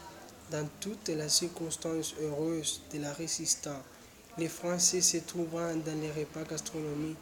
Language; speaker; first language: French; non-native, learner; Spanish